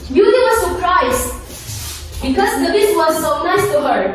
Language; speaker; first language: English; non-native, learner; Indonesian